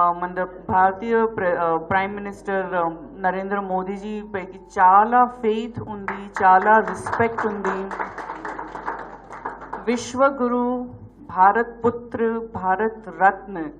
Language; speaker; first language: Telugu; non-native, local second language; Gujarati